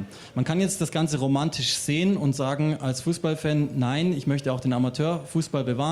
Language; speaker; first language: German; native; German